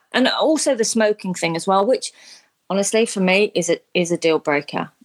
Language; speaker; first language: English; native; English